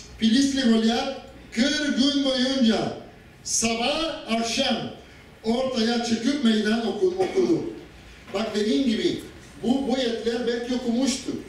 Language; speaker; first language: Turkish; non-native, fluent; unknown